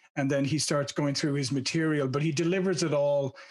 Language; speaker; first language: English; native; English